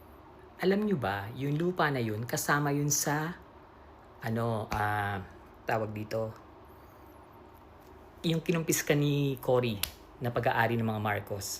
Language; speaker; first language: Filipino; native; Filipino